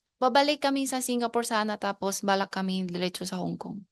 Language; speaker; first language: Filipino; non-native, learner; Chinese